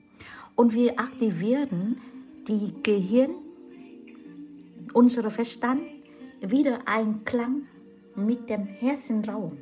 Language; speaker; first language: German; non-native, fluent; Vietnamese